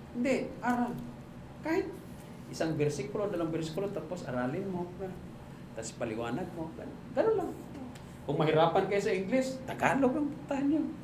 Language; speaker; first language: Filipino; non-native, local second language; Cebuano